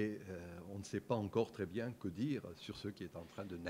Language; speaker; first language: French; native; French